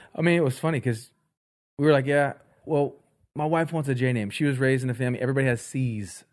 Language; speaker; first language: English; native; English